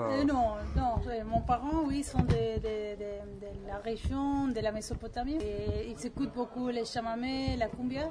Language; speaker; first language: French; non-native, learner; Spanish